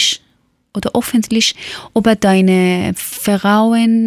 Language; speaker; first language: German; non-native, learner; Persian